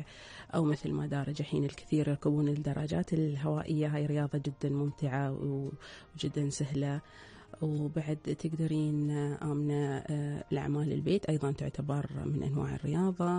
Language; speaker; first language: Arabic; native; Arabic